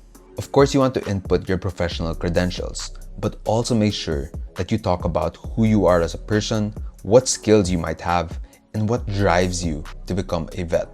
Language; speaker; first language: English; non-native, local second language; Filipino